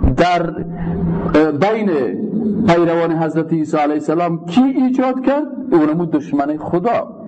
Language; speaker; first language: Persian; native; Persian